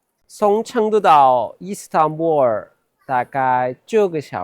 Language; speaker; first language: Chinese; non-native, learner; Turkish